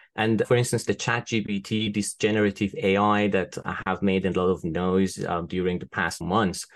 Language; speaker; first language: English; non-native, fluent; Persian